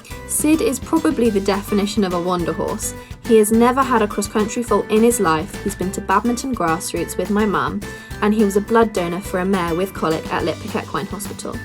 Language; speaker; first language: English; native; English